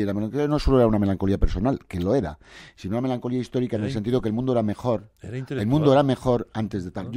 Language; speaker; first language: Spanish; native; Spanish